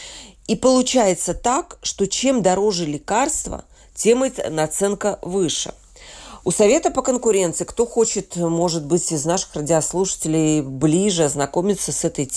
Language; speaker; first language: Russian; native; Russian